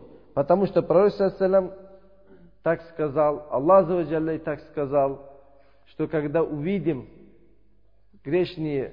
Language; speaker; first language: Russian; non-native, learner; Uzbek